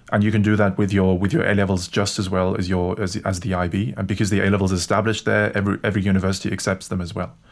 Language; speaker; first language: English; non-native, fluent; German